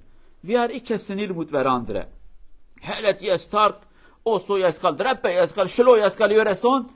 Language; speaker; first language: Norwegian; non-native, learner; Kurdish